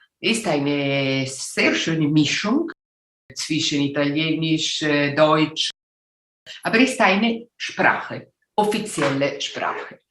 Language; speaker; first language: German; non-native, local second language; Italian